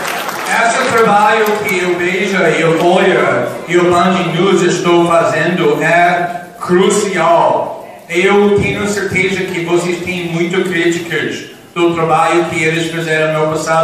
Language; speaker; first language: Portuguese; non-native, fluent; English